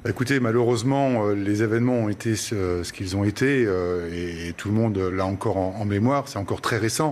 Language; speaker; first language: French; native; French